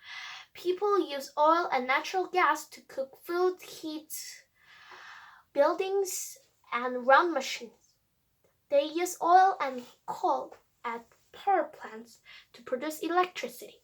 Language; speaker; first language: English; non-native, fluent; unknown